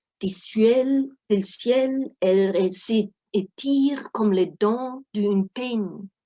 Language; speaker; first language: French; non-native, fluent; German